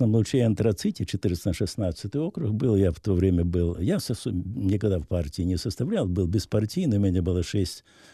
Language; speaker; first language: Russian; native; Russian